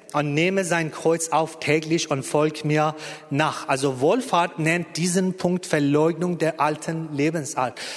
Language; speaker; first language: German; non-native, fluent; Persian